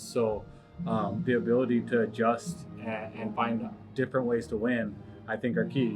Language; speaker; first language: English; native; English